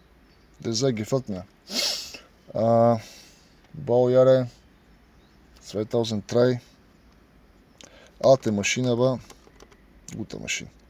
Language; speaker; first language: German; non-native, learner; Bulgarian